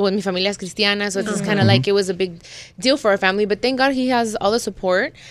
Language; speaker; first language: English; early bilingual, other home language; Spanish